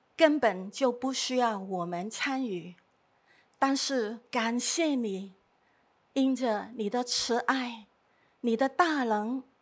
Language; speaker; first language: Chinese; non-native, fluent; Cantonese